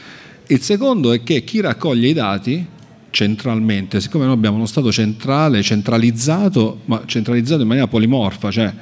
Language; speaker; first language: Italian; native; Italian